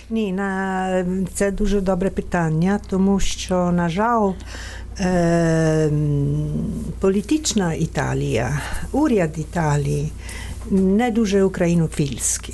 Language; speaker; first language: Ukrainian; non-native, fluent; Italian